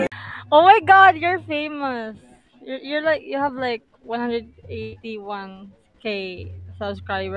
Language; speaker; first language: English; non-native, local second language; Filipino